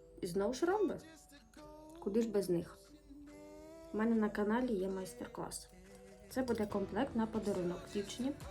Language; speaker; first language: Ukrainian; native; Ukrainian